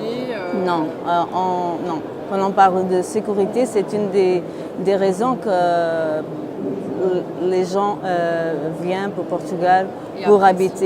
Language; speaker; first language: French; non-native, fluent; Portuguese